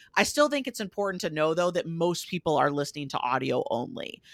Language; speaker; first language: English; native; English